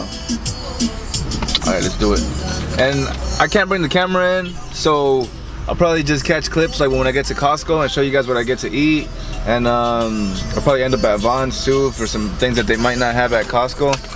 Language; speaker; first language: English; early bilingual, other home language; Spanish